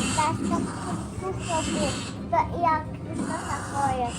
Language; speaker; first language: Russian; non-native, local second language; Kazakh